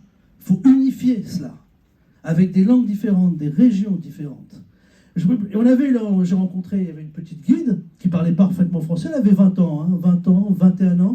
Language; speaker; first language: French; native; French